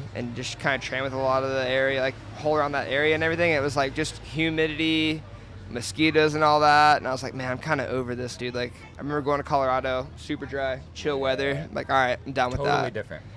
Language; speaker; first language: English; native; English